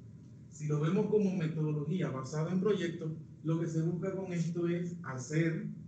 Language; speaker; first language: Spanish; native; Spanish